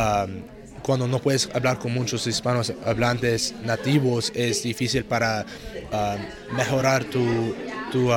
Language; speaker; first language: Spanish; non-native, learner; English